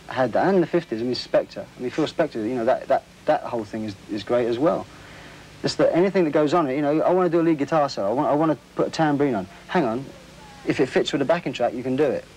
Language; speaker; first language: English; native; English